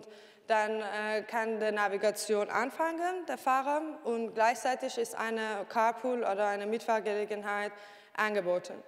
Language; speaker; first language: German; non-native, learner; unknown